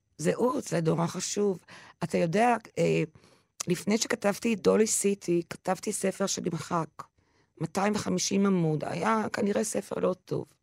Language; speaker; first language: Hebrew; non-native, local second language; French